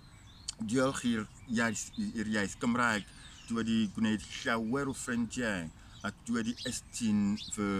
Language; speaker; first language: Welsh; non-native, fluent; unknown